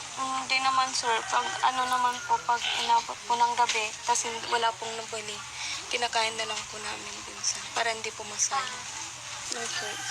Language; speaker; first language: Filipino; non-native, local second language; Iloko